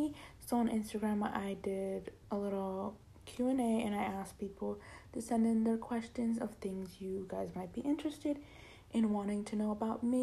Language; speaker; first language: English; early bilingual, other home language; Spanish